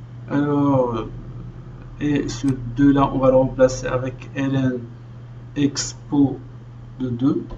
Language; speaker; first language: French; non-native, local second language; Arabic